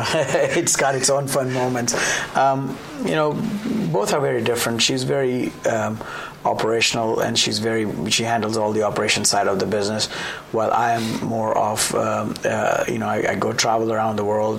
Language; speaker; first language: English; non-native, local second language; Gujarati